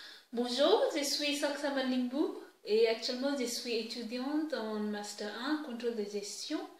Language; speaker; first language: French; non-native, fluent; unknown